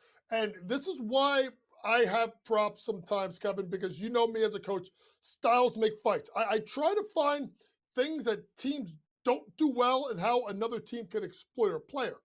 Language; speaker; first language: English; native; English